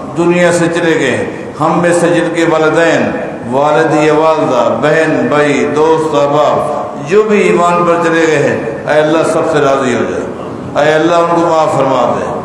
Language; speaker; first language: Urdu; native; Urdu